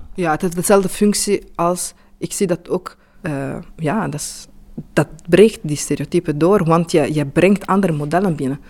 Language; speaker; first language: Dutch; non-native, fluent; Italian